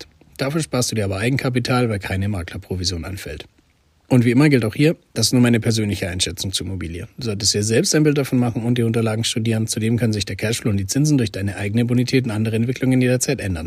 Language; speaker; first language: German; native; German